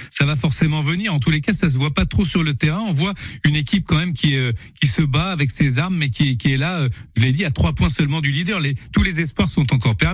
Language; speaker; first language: French; native; French